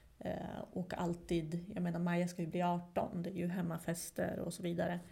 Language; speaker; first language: Swedish; non-native, fluent; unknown